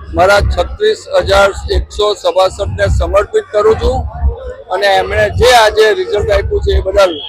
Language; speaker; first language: Gujarati; native; Gujarati